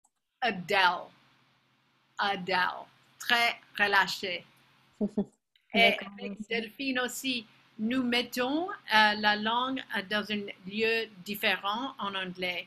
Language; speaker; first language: French; non-native, fluent; English